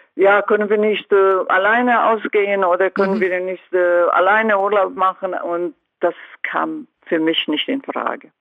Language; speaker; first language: German; non-native, fluent; Croatian